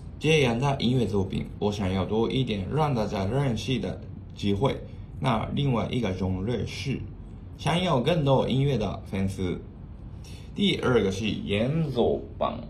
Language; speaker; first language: Chinese; non-native, fluent; Japanese